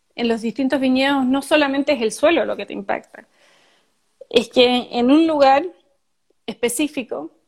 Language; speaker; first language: Spanish; native; Spanish